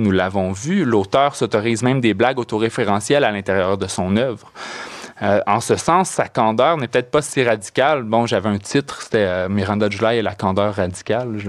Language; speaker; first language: French; native; French